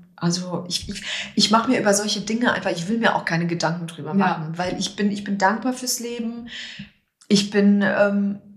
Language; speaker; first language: German; non-native, fluent; Polish